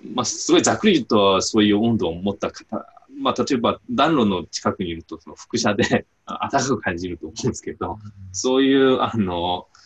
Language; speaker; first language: Japanese; non-native, fluent; Chinese